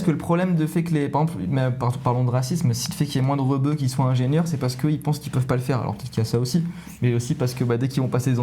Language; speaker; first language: French; native; French